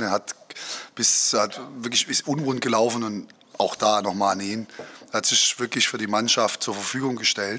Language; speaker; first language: German; native; German